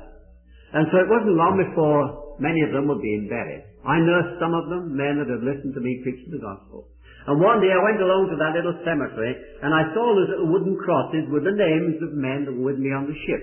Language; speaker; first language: English; native; English